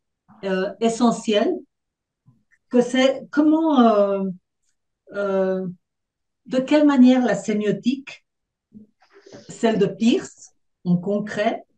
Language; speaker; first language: French; non-native, fluent; Spanish